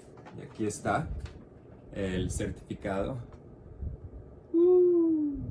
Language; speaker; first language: Spanish; non-native, fluent; English